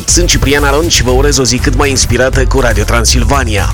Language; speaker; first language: Romanian; native; Romanian